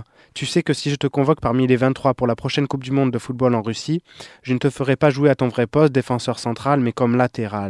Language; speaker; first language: French; native; French